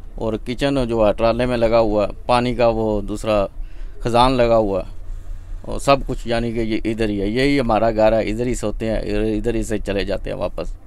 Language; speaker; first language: Urdu; non-native, local second language; Punjabi